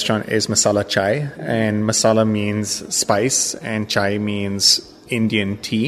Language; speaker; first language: English; non-native, local second language; Bangla